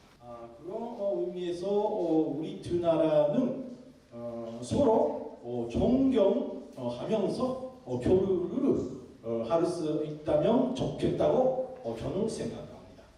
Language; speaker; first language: Korean; non-native, fluent; Japanese